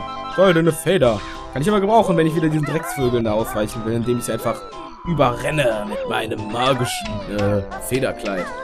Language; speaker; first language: German; native; German